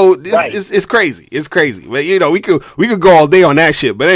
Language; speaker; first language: English; native; English